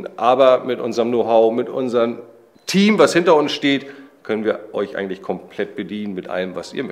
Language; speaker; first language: German; native; German